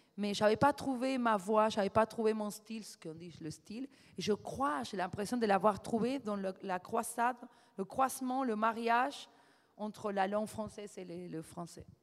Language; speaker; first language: French; non-native, fluent; Spanish